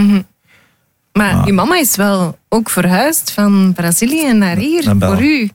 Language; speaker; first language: Dutch; native; Dutch